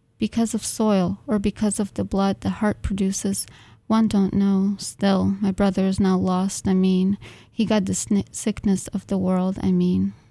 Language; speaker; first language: English; non-native, fluent; Russian